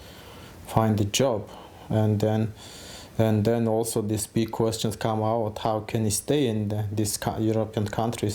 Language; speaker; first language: English; non-native, fluent; Mongolian